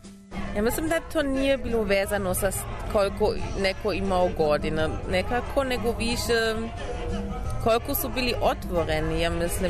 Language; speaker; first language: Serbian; non-native, learner; German